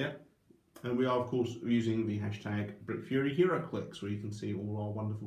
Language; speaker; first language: English; native; English